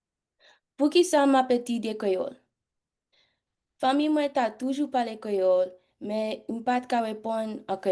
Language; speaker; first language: Haitian Creole; early bilingual, heritage; English